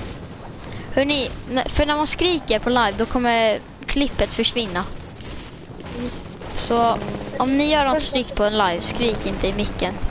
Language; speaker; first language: Swedish; native; Swedish